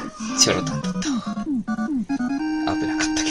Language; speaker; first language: Japanese; native; Japanese